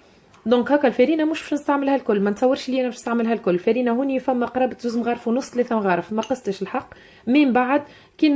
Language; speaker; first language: Arabic; native; Arabic